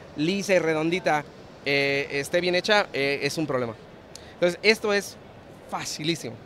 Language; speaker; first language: Spanish; early bilingual, heritage; Spanish